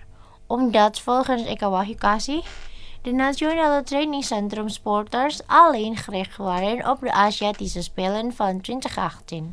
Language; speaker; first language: Dutch; non-native, fluent; Indonesian